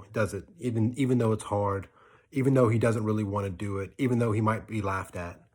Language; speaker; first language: English; native; English